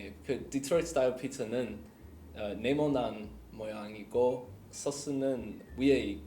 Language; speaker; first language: Korean; non-native, learner; English